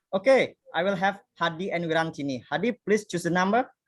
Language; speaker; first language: English; non-native, fluent; Indonesian